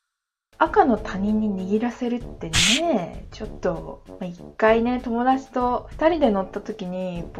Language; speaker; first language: Japanese; native; Japanese